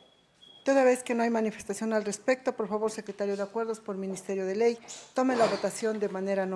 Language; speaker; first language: Spanish; native; Spanish